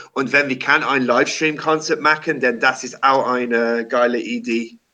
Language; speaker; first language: German; non-native, learner; English